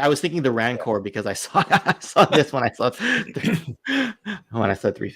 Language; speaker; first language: English; native; English